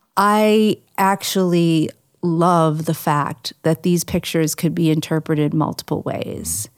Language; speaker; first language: English; native; English